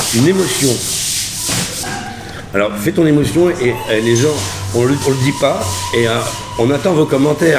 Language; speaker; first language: French; native; French